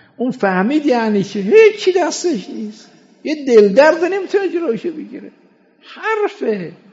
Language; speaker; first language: Persian; non-native, fluent; Arabic